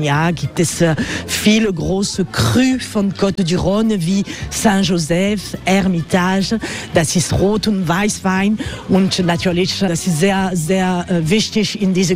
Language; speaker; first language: German; non-native, learner; French